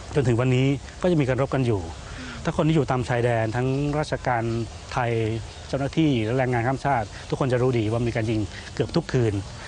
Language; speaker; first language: Thai; native; Thai